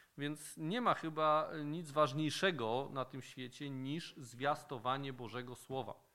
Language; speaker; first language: Polish; native; Polish